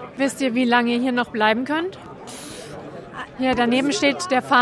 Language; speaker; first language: German; native; German